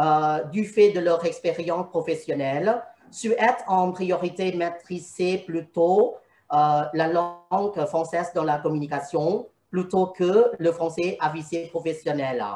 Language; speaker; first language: French; non-native, fluent; Thai